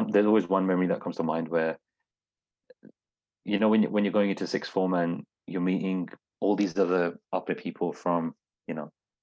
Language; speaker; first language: English; native; English